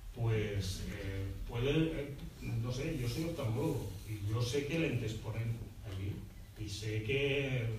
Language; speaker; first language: Spanish; native; Spanish